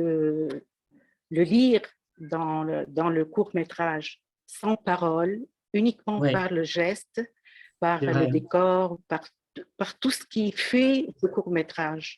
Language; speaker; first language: French; non-native, local second language; Arabic